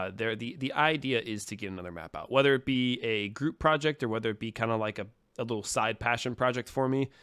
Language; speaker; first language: English; native; English